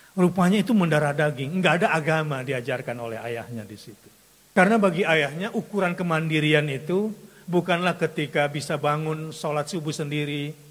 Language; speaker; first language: Indonesian; native; Indonesian